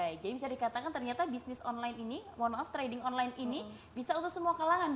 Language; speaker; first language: Indonesian; native; Indonesian